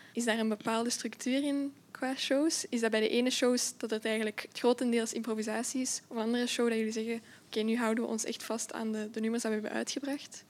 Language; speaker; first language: Dutch; native; Dutch